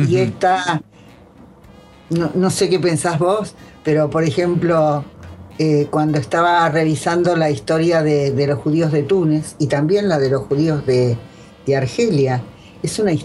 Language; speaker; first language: Spanish; native; Spanish